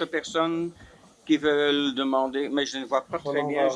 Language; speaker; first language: French; non-native, local second language; Dutch